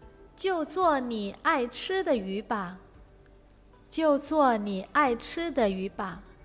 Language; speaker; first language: Chinese; non-native, fluent; Indonesian